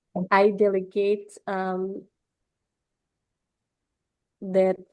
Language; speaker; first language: English; non-native, learner; Indonesian